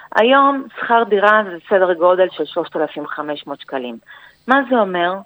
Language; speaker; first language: Hebrew; early bilingual, other home language; Spanish